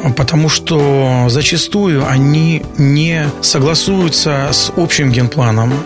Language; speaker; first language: Russian; native; Russian